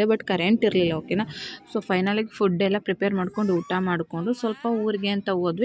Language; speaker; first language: Kannada; native; Kannada